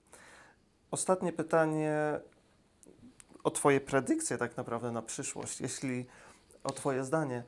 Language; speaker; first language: Polish; native; Polish